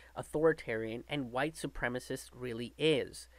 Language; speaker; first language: English; native; English